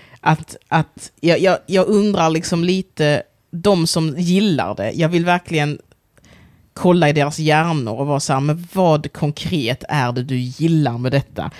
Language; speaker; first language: Swedish; native; Swedish